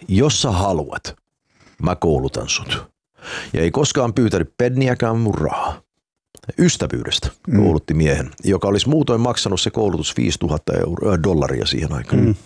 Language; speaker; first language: Finnish; early bilingual, heritage; Finnish